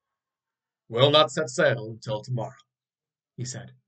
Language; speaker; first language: English; native; English